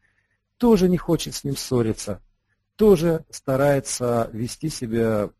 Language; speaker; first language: Russian; native; Russian